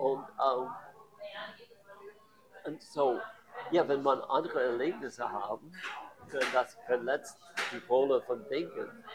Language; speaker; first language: German; non-native, learner; English